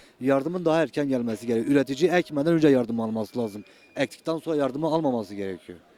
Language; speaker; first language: Turkish; native; Turkish